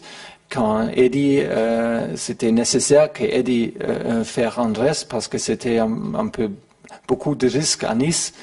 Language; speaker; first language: French; non-native, learner; German